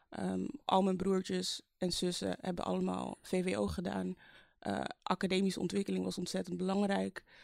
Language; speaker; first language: Dutch; early bilingual, other home language; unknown